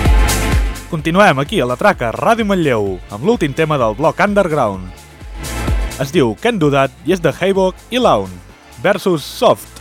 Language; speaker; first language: Catalan; native; Catalan